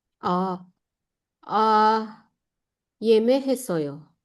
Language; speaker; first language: Korean; non-native, learner; Indonesian